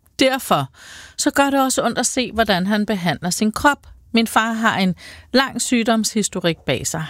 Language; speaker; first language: Danish; native; Danish